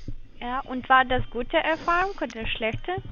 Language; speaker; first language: German; non-native, learner; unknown